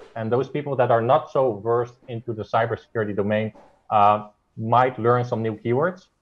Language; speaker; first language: English; non-native, fluent; Dutch